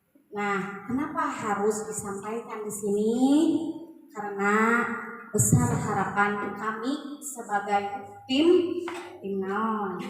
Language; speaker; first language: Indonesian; non-native, local second language; Sundanese